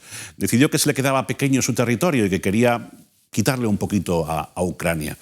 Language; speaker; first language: Spanish; native; Spanish